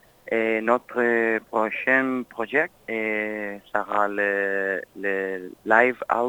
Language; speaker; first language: French; non-native, learner; Spanish